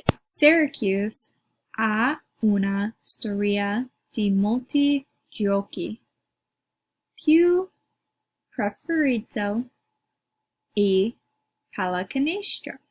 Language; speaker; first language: Italian; non-native, learner; English